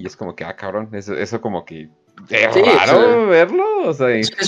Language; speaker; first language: Spanish; native; Spanish